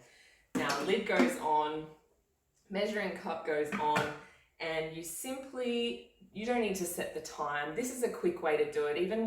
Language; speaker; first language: English; native; English